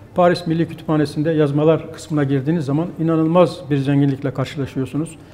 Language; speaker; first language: Turkish; native; Turkish